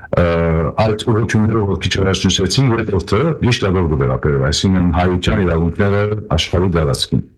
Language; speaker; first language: Armenian; early bilingual, heritage; Armenian